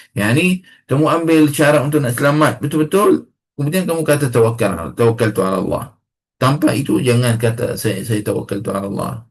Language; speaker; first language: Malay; non-native, fluent; Arabic